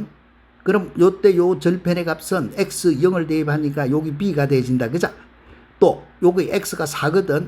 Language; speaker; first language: Korean; native; Korean